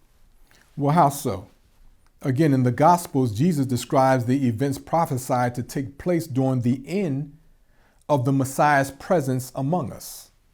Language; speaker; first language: English; native; English